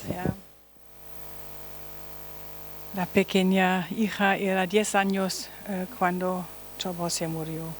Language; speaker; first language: Spanish; non-native, learner; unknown